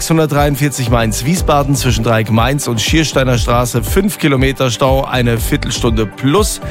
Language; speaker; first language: German; native; German